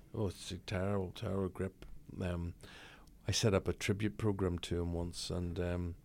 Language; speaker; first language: English; native; English